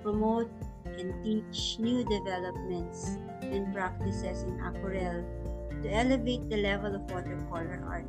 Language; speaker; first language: English; non-native, local second language; Iloko